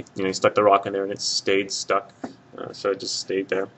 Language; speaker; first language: English; native; English